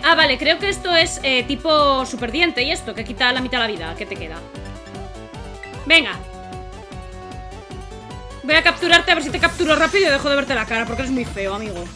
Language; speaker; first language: Spanish; native; Spanish